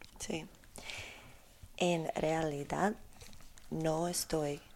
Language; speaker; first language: Spanish; non-native, learner; Polish